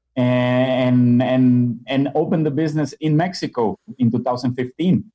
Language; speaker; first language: English; non-native, fluent; Spanish